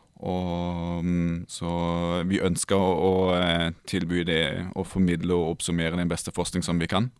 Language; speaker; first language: Norwegian; non-native, fluent; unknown